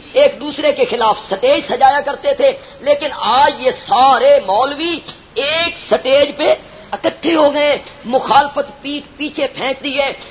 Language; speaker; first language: Urdu; non-native, local second language; Punjabi